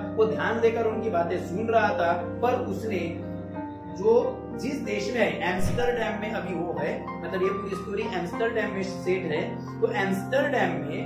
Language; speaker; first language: Hindi; native; Hindi